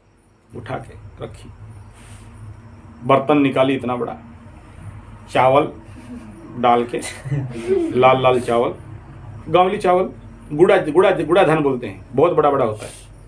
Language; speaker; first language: Hindi; non-native, local second language; Odia